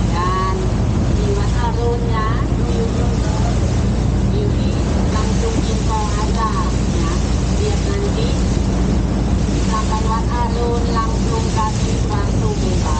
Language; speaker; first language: Indonesian; non-native, fluent; Thai